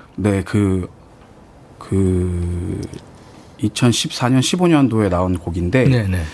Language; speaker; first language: Korean; native; Korean